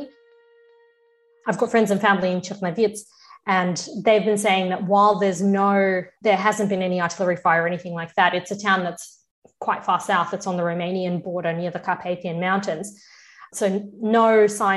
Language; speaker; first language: English; early bilingual, other home language; Russian